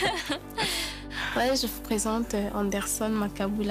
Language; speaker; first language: French; non-native, local second language; Lingala